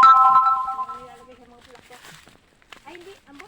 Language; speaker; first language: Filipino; non-native, local second language; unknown